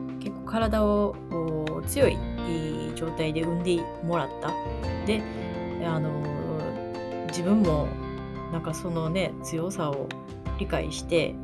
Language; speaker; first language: Japanese; native; Japanese